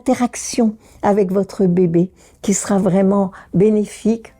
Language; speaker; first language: French; native; French